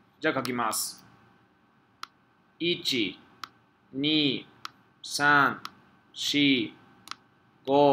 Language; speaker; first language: Japanese; non-native, fluent; Spanish